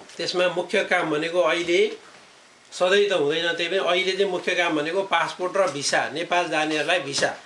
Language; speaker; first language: Nepali; native; Nepali